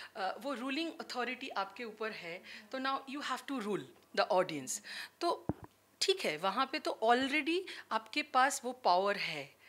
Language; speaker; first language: Hindi; non-native, local second language; Bangla